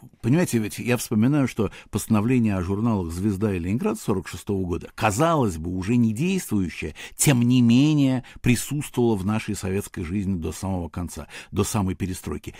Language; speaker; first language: Russian; native; Russian